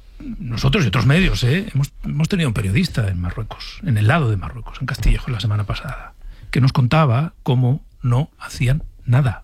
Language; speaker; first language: Spanish; native; Spanish